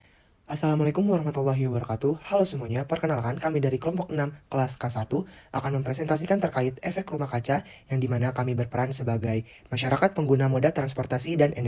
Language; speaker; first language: Indonesian; native; Indonesian